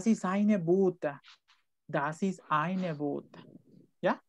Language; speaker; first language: German; non-native, fluent; Spanish